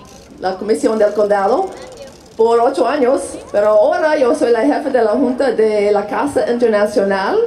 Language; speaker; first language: Spanish; non-native, fluent; English